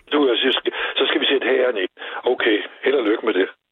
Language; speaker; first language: Danish; native; Danish